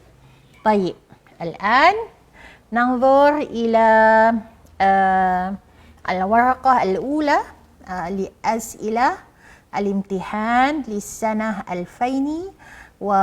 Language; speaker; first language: Arabic; non-native, fluent; Malay